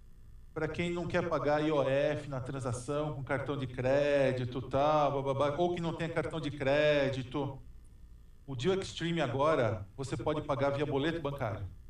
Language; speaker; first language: Portuguese; native; Portuguese